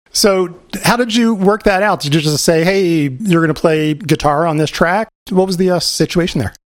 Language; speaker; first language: English; native; English